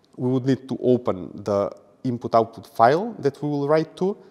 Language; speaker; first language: English; non-native, fluent; Macedonian